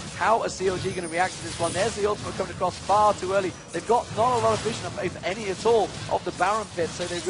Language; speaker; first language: English; native; English